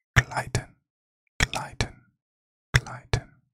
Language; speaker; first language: German; non-native, learner; English